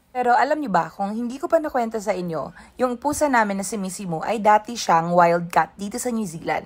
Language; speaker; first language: Filipino; non-native, local second language; Cebuano